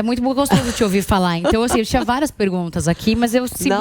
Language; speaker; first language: Portuguese; native; Portuguese